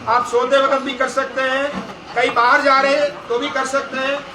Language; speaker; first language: Hindi; non-native, local second language; Telugu